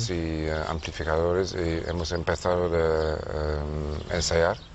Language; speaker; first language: Spanish; non-native, fluent; English